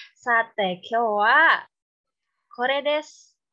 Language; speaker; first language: Japanese; non-native, learner; Indonesian